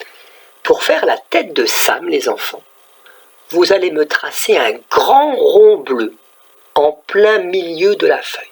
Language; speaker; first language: French; native; French